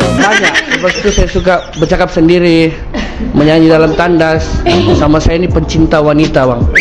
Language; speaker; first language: Malay; native; Malay